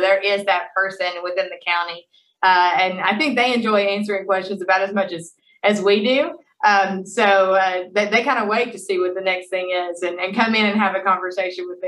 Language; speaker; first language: English; native; English